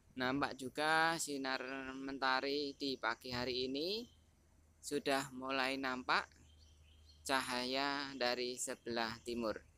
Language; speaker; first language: Indonesian; native; Indonesian